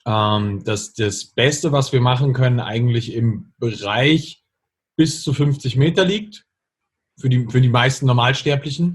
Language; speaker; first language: German; native; German